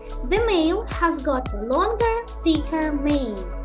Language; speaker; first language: English; non-native, fluent; Ukrainian